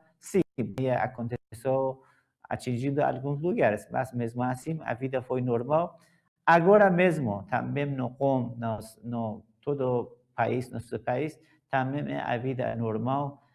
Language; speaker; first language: Portuguese; non-native, learner; Persian